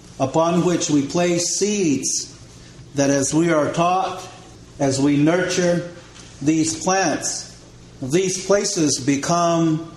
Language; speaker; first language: English; non-native, local second language; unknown